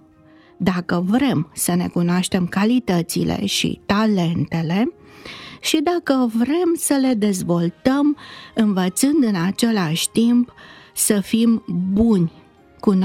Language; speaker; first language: Romanian; native; Romanian